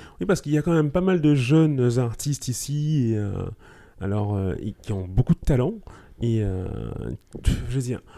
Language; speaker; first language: French; native; French